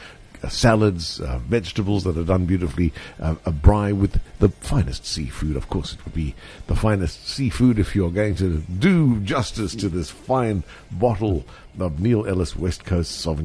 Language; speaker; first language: English; native; English